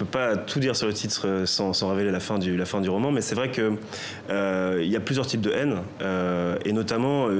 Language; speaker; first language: French; native; French